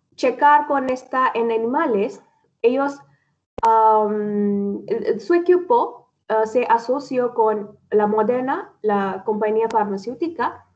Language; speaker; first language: Spanish; non-native, learner; Malayalam